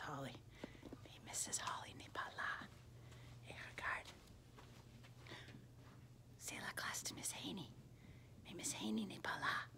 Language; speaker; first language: French; non-native, fluent; English